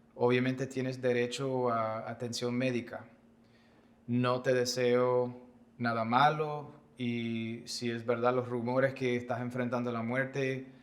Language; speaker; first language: Spanish; non-native, fluent; English